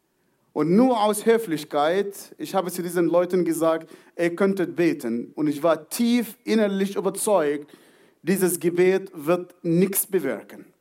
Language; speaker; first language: German; non-native, fluent; Arabic